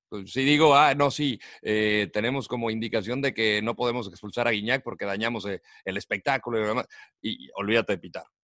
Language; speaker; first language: Spanish; native; Spanish